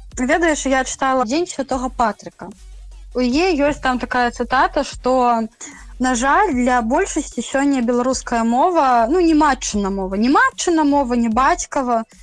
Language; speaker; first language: Belarusian; native; Belarusian